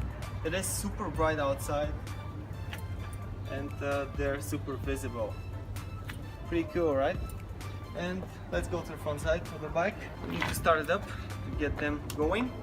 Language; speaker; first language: English; non-native, fluent; Bulgarian